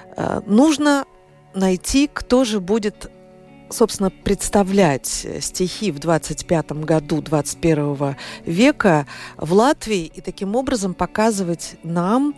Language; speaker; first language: Russian; native; Russian